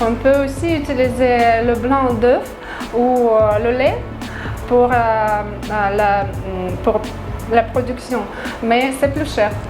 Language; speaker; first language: French; non-native, fluent; Russian